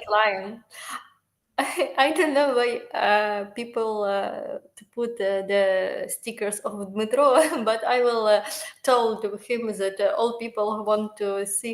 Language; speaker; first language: English; non-native, learner; Ukrainian